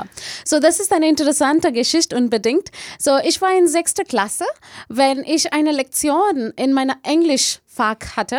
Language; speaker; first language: German; non-native, learner; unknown